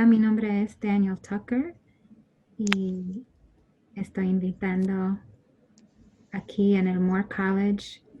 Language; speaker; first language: Spanish; non-native, learner; English